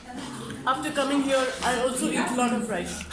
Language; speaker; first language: English; non-native, local second language; Hindi